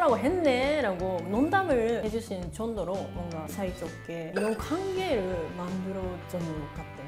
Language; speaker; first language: Korean; non-native, learner; Japanese